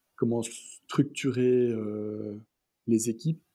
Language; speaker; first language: French; native; French